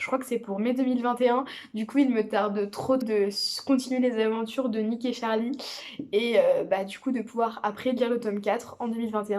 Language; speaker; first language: French; native; French